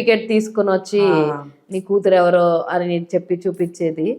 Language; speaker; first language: Telugu; native; Telugu